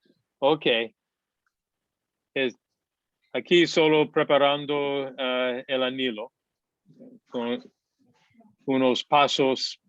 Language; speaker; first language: Spanish; non-native, fluent; English